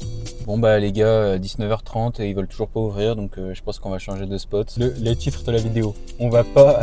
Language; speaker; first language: French; native; French